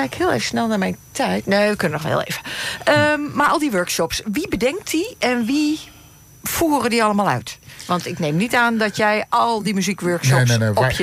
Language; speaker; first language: Dutch; native; Dutch